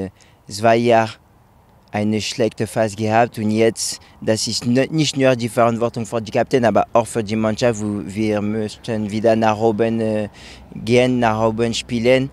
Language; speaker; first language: German; non-native, learner; French